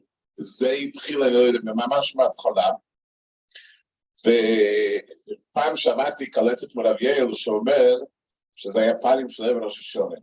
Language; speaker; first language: Hebrew; non-native, fluent; English